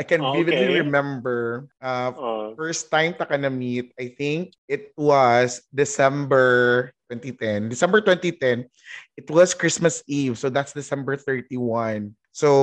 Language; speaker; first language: English; non-native, local second language; Cebuano